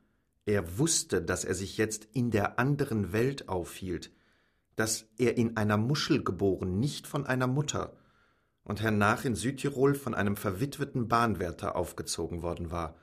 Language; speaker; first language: German; native; German